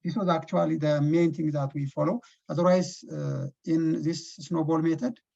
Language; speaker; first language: English; non-native, local second language; Amharic